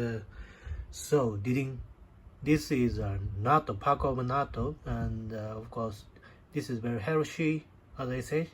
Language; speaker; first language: English; non-native, learner; Japanese